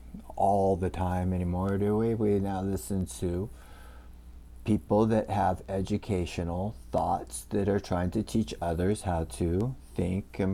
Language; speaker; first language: English; native; English